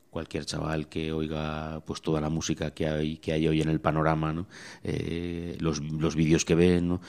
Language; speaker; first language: Spanish; native; Spanish